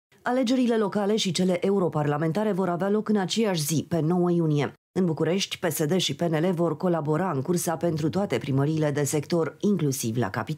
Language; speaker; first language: Romanian; native; Romanian